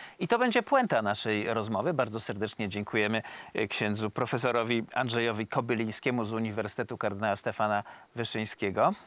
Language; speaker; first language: Polish; native; Polish